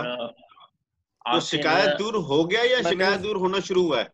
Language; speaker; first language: Hindi; native; Hindi